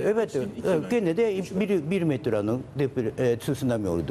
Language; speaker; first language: Turkish; non-native, learner; Japanese